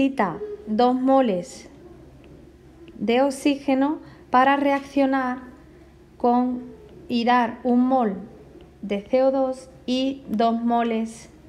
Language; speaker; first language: Spanish; native; Spanish